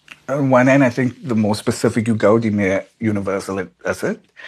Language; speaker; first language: English; non-native, local second language; Afrikaans